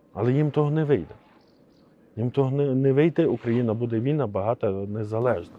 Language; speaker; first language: Ukrainian; native; Ukrainian